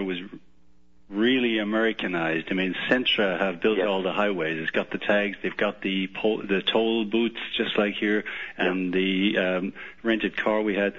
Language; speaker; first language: English; native; English